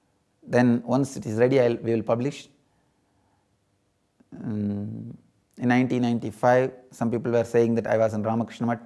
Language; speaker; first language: English; non-native, local second language; Tamil